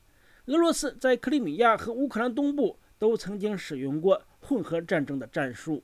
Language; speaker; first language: Chinese; native; Chinese